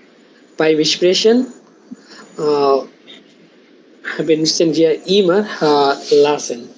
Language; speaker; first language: German; non-native, learner; Bangla